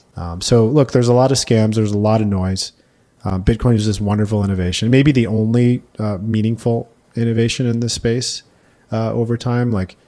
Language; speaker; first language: English; native; English